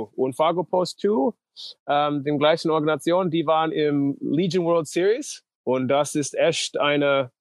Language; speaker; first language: German; non-native, fluent; English